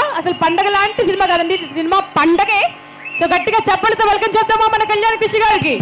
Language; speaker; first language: Telugu; native; Telugu